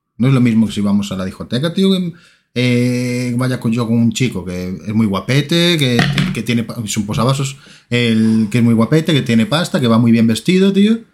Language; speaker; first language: Spanish; native; Spanish